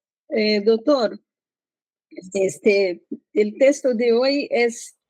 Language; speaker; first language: Spanish; non-native, learner; Portuguese